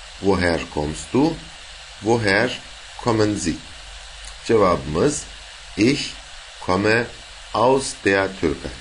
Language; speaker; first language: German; non-native, fluent; Turkish